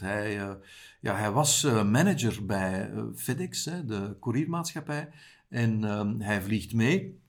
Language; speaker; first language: Dutch; native; Dutch